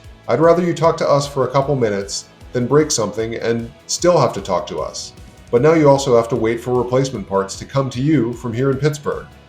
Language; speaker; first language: English; native; English